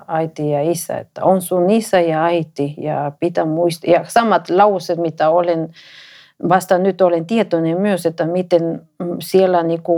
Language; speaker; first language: Finnish; non-native, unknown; Spanish